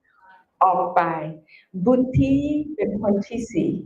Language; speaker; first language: Thai; non-native, fluent; English